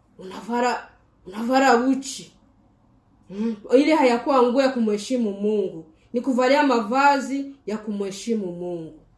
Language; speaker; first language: Swahili; native; Swahili